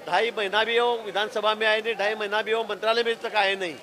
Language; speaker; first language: Hindi; non-native, local second language; Marathi